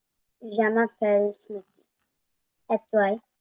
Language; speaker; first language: French; non-native, learner; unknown